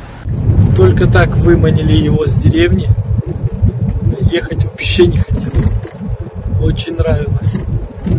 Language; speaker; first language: Russian; native; Russian